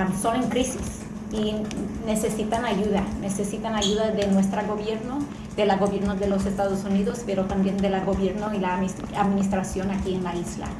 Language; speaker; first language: Spanish; non-native, learner; English